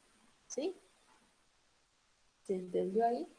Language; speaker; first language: Spanish; native; Spanish